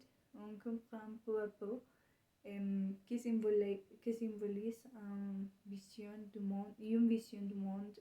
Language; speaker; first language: French; non-native, learner; Spanish